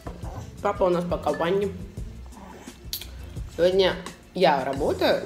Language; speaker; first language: Russian; native; Russian